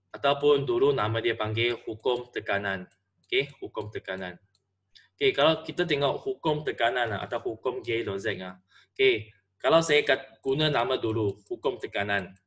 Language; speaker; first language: Malay; non-native, local second language; Chinese